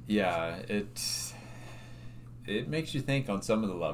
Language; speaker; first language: English; native; English